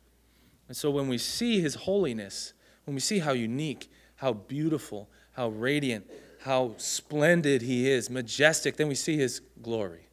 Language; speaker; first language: English; native; English